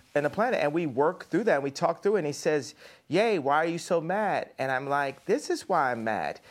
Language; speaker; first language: English; native; English